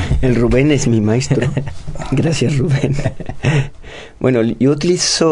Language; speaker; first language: Spanish; non-native, fluent; French